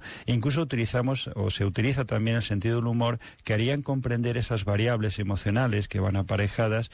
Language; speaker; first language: Spanish; native; Spanish